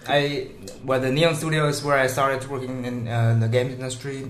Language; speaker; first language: English; non-native, fluent; Chinese